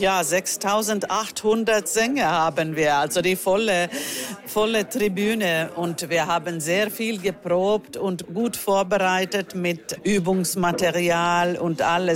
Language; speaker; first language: German; non-native, fluent; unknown